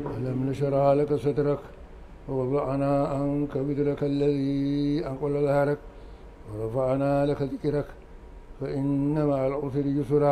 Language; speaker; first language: Arabic; non-native, fluent; Hausa